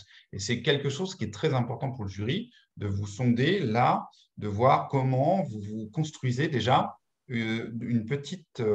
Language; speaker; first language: French; native; French